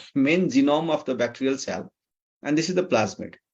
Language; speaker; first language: English; non-native, local second language; Nepali